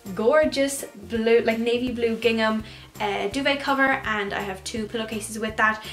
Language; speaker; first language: English; native; English